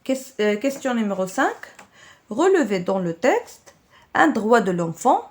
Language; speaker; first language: French; non-native, local second language; Arabic